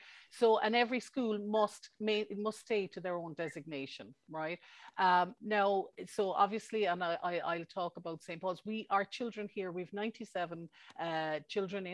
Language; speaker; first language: English; native; English